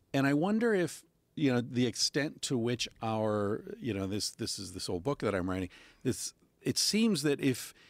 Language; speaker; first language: English; native; English